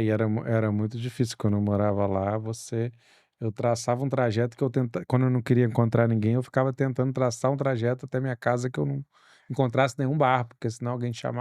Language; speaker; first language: Portuguese; native; Portuguese